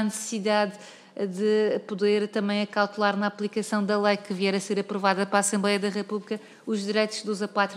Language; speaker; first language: Portuguese; native; Portuguese